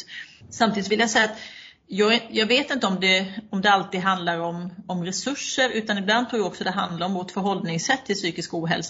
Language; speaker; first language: Swedish; native; Swedish